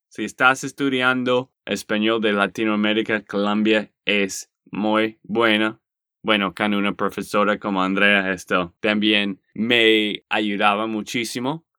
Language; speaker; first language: Spanish; non-native, learner; English